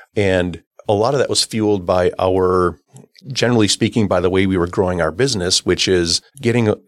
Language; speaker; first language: English; native; English